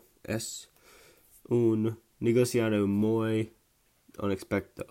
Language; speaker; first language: Spanish; non-native, learner; English